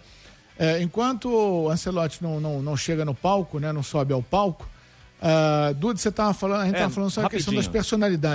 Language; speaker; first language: Portuguese; native; Portuguese